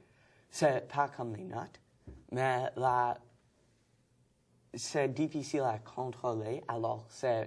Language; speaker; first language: French; non-native, learner; English